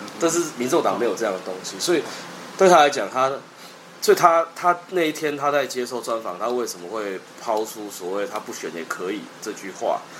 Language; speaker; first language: Chinese; native; Chinese